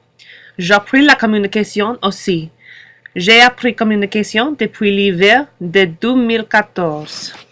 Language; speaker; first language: French; non-native, learner; English